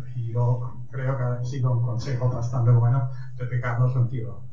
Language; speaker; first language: Spanish; non-native, fluent; German